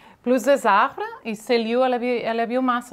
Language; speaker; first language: French; non-native, fluent; Catalan